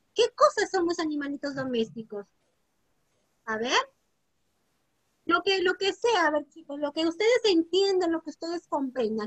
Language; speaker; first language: Spanish; native; Spanish